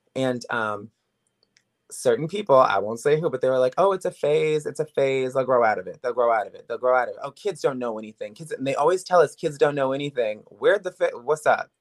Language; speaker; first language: English; native; English